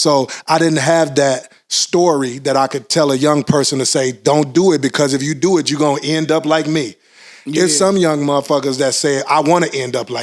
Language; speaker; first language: English; native; English